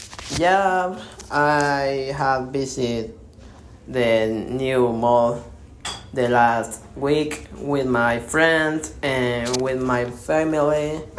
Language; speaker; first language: English; non-native, learner; Spanish